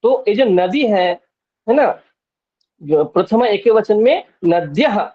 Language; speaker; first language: Hindi; non-native, local second language; Bangla